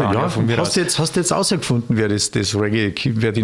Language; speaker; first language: German; native; German